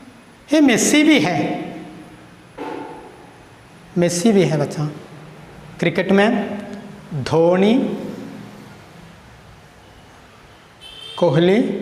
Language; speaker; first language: Hindi; non-native, local second language; Malayalam